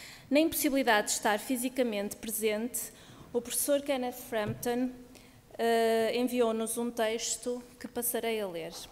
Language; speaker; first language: Portuguese; native; Portuguese